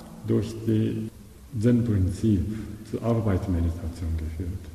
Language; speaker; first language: German; non-native, learner; Japanese